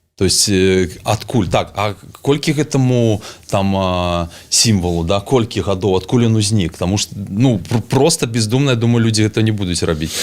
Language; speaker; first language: Belarusian; native; Belarusian